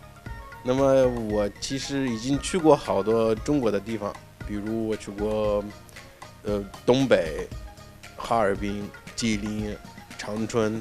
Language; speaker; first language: Chinese; non-native, fluent; Arabic